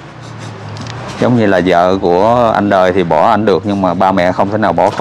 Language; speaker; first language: Vietnamese; native; Vietnamese